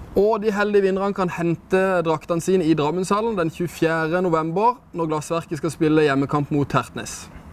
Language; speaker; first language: Norwegian; native; Norwegian